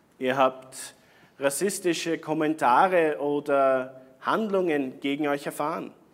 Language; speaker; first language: German; native; German